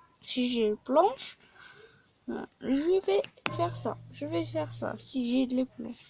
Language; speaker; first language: French; non-native, learner; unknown